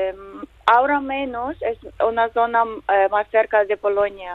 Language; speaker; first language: Spanish; non-native, learner; Ukrainian